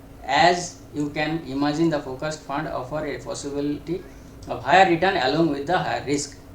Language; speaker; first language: English; non-native, local second language; Bangla